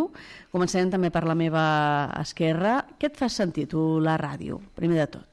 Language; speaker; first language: Catalan; native; Catalan